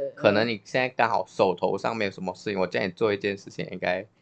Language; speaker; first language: Chinese; native; Chinese